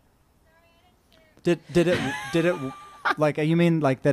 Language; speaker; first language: English; native; English